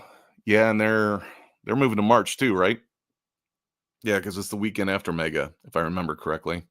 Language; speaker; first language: English; native; English